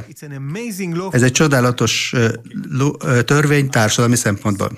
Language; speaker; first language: Hungarian; non-native, fluent; Hebrew